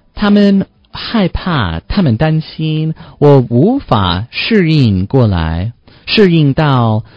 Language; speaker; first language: Chinese; non-native, learner; English